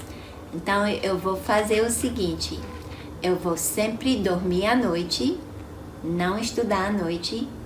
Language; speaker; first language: Portuguese; non-native, fluent; English